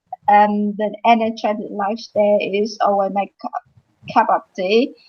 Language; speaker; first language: English; non-native, fluent; Vietnamese